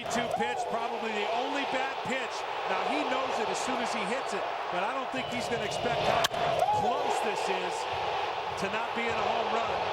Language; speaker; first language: English; native; English